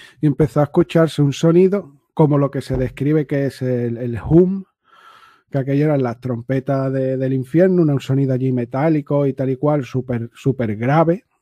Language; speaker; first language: Spanish; native; Spanish